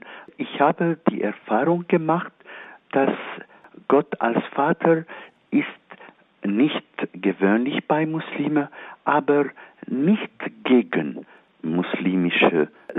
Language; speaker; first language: German; non-native, fluent; Arabic